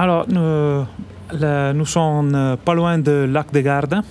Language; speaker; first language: French; non-native, learner; Italian